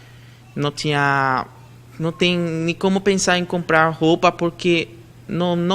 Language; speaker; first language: Portuguese; non-native, fluent; Spanish